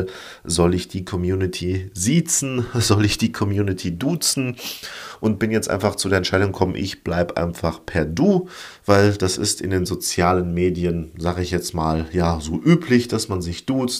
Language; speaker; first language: German; native; German